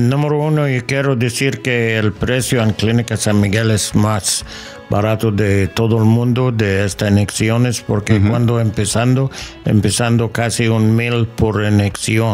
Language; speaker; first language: Spanish; non-native, fluent; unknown